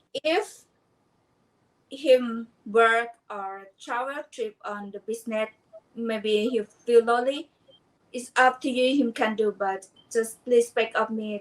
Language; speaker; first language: English; non-native, learner; Thai